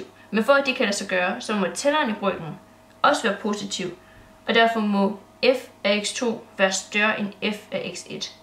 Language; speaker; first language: Danish; native; Danish